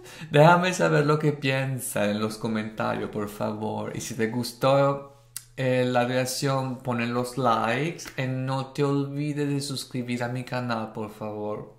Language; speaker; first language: Spanish; non-native, fluent; Italian